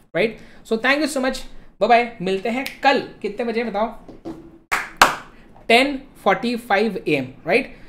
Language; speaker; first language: Hindi; native; Hindi